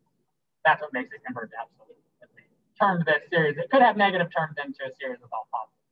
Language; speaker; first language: English; native; English